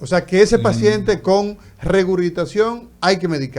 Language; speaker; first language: Spanish; native; Spanish